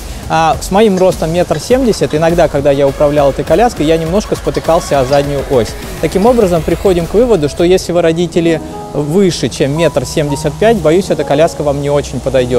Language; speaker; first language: Russian; native; Russian